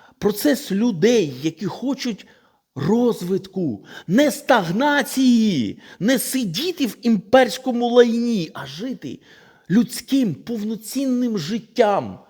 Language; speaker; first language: Ukrainian; non-native, local second language; Russian